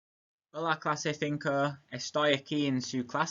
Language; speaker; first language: Spanish; non-native, learner; English